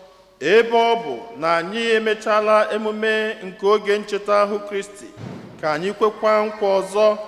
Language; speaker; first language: Igbo; native; Igbo